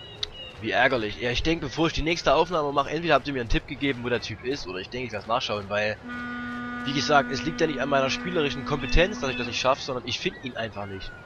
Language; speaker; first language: German; native; German